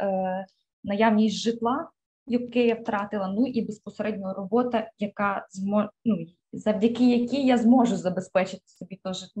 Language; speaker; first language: Ukrainian; native; Ukrainian